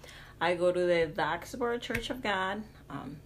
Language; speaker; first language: English; non-native, fluent; Spanish